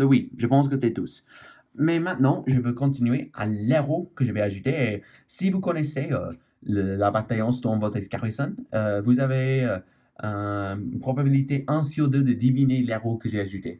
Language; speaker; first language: French; non-native, learner; English